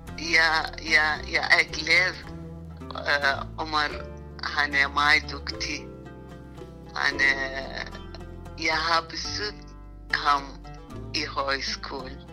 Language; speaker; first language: Danish; non-native, learner; Arabic